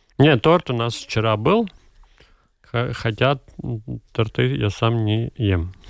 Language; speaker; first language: Russian; non-native, local second language; Latvian